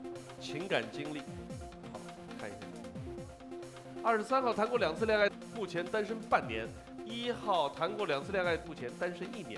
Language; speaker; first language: Chinese; native; Chinese